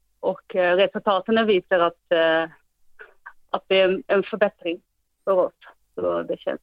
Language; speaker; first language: Swedish; non-native, fluent; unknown